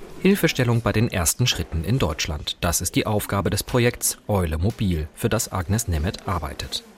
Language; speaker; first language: German; native; German